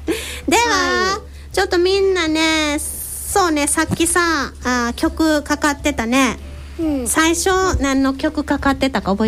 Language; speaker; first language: Japanese; native; Japanese